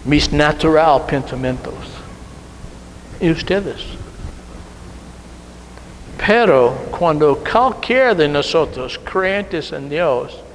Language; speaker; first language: Spanish; non-native, learner; English